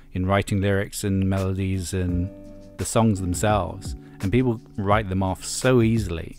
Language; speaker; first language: English; native; English